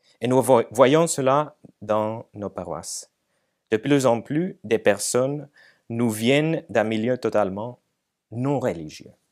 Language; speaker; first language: French; non-native, fluent; Finnish